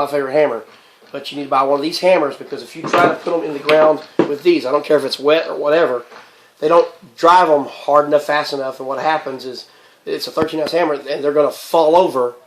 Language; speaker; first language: English; native; English